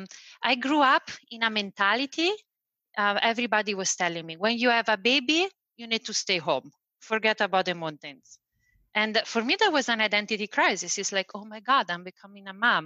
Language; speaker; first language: English; non-native, fluent; Italian